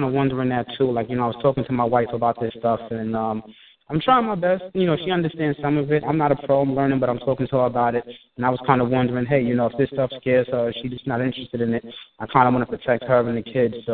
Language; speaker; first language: English; native; English